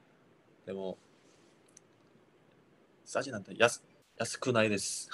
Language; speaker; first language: Japanese; non-native, learner; Korean